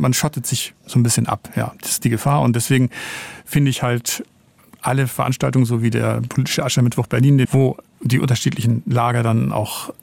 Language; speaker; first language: German; native; German